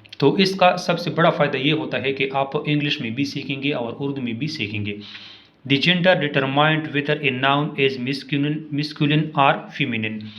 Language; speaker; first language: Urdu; non-native, local second language; Pashto